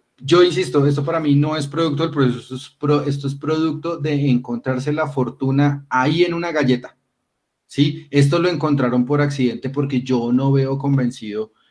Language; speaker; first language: Spanish; native; Spanish